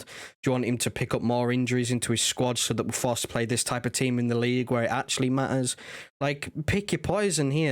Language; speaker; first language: English; native; English